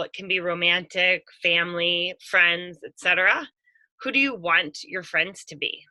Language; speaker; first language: English; native; English